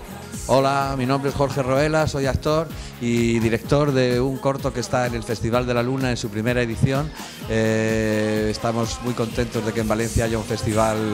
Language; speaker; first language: Spanish; native; Spanish